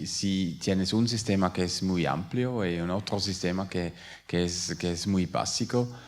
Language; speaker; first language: Spanish; non-native, fluent; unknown